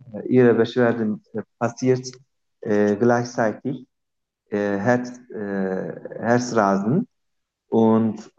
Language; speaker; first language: German; non-native, learner; Turkish